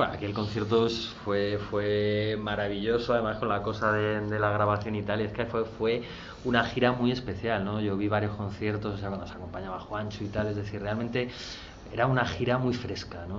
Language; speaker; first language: Spanish; native; Spanish